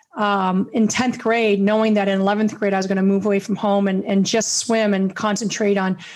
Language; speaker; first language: English; native; English